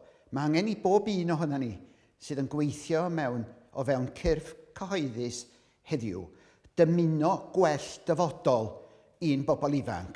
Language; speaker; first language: Welsh; native; Welsh